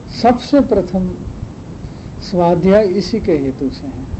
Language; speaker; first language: Hindi; non-native, local second language; Gujarati